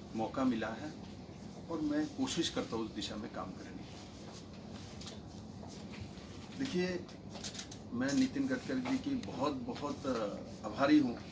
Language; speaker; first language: Hindi; non-native, local second language; Bangla